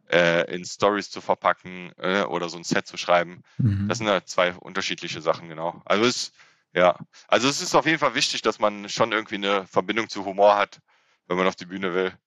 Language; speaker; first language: German; native; German